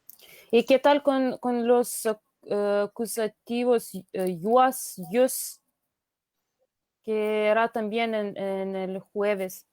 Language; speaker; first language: Spanish; non-native, fluent; Lithuanian